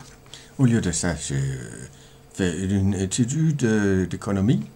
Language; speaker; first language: French; non-native, fluent; Danish